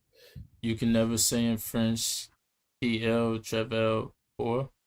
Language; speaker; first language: French; non-native, learner; English